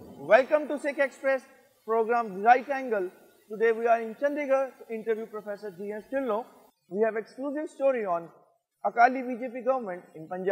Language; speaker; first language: English; non-native, local second language; Punjabi